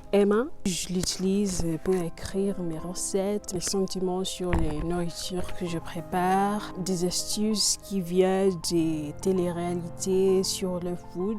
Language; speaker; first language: French; non-native, learner; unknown